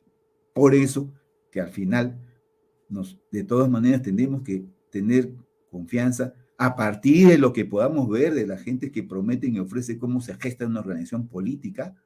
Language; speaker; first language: Spanish; native; Spanish